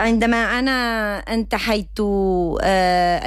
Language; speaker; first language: Arabic; non-native, learner; Spanish